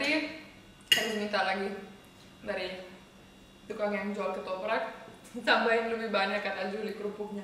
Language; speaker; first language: Indonesian; non-native, fluent; Romanian